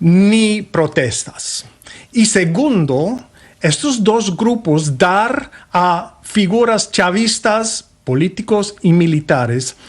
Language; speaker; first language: Spanish; non-native, fluent; English